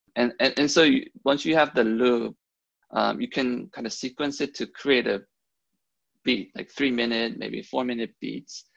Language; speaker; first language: English; early bilingual, other home language; Korean